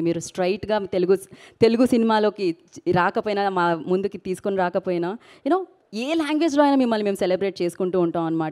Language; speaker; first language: Telugu; native; Telugu